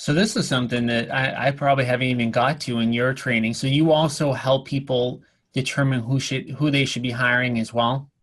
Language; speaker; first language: English; native; English